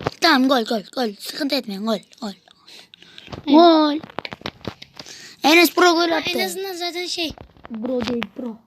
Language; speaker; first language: Turkish; native; Turkish